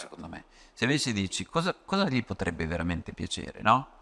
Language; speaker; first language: Italian; native; Italian